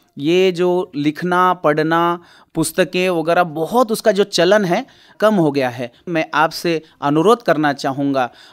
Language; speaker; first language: Hindi; non-native, local second language; Marathi